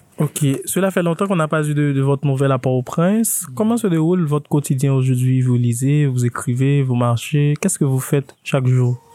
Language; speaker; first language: French; non-native, local second language; Haitian Creole